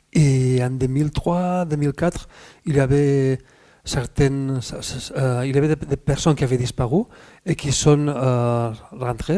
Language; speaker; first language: French; non-native, fluent; Spanish